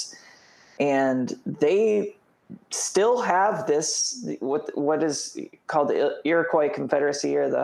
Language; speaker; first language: English; native; English